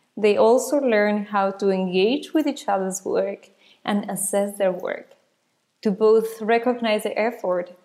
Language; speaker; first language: English; non-native, fluent; Spanish